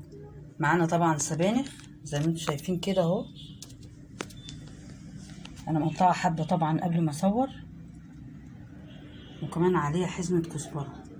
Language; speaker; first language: Arabic; native; Arabic